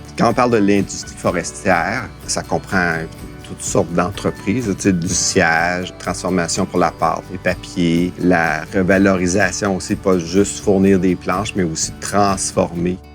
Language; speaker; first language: French; native; French